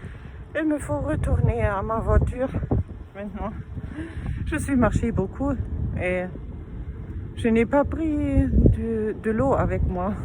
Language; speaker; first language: French; non-native, fluent; German